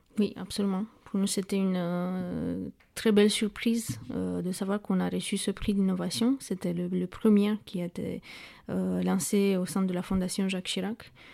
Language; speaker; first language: French; non-native, fluent; Romanian